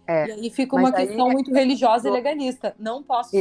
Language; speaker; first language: Portuguese; native; Portuguese